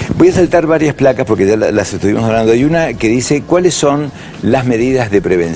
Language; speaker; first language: Spanish; native; Spanish